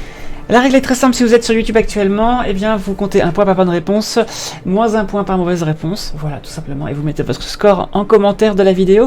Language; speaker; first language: French; native; French